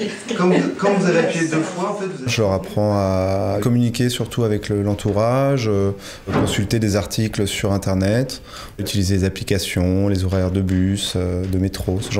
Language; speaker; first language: French; native; French